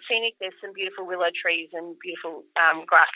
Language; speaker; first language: English; native; English